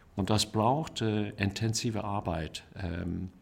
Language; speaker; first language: German; non-native, learner; English